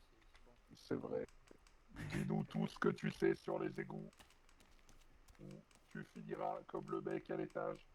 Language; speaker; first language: French; native; French